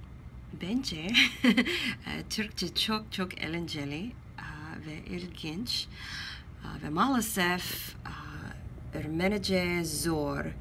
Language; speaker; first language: Turkish; non-native, learner; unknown